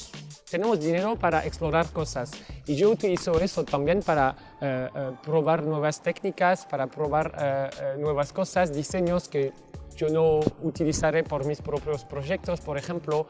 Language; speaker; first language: Spanish; non-native, fluent; French